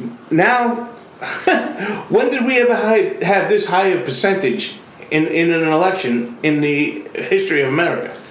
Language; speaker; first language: English; native; English